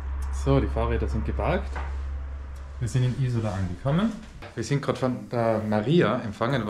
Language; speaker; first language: German; native; German